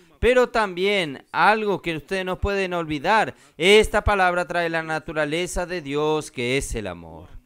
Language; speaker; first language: Spanish; non-native, fluent; Portuguese